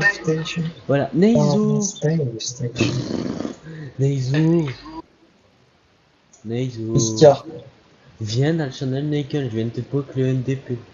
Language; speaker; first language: French; native; French